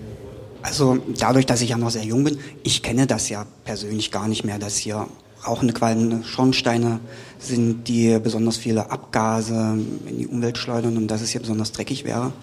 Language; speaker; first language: German; native; German